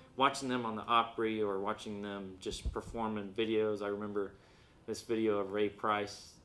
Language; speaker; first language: English; native; English